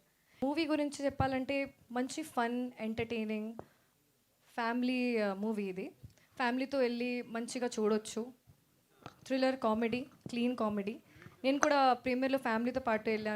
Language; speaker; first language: Telugu; non-native, fluent; Hindi